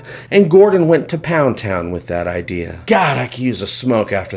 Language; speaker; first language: English; native; English